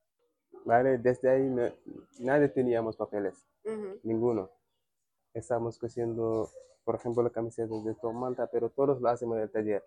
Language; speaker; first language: Spanish; non-native, learner; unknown